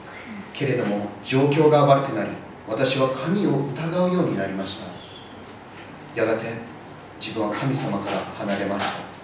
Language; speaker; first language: Japanese; early bilingual, other home language; English